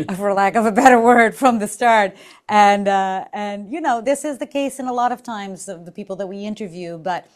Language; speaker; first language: English; non-native, fluent; Portuguese